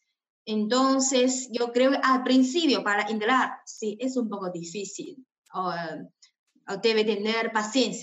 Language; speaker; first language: Spanish; non-native, fluent; Chinese